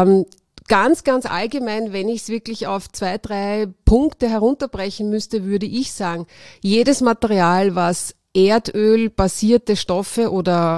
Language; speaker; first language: German; native; German